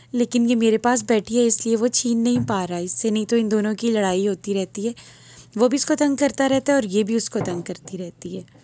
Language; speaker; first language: Urdu; native; Urdu